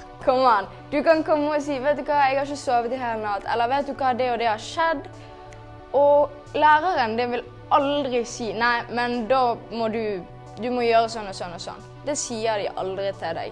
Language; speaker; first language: Norwegian; native; Norwegian